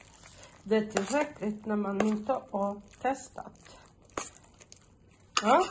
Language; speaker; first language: Swedish; non-native, fluent; Portuguese